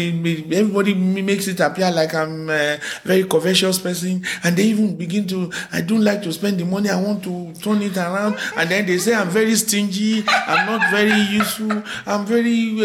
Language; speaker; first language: English; non-native, local second language; Yoruba